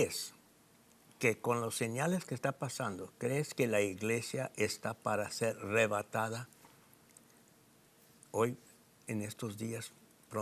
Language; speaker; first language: Spanish; non-native, fluent; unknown